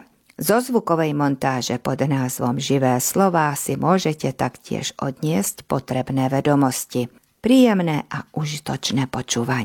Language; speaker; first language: Slovak; early bilingual, heritage; Slovak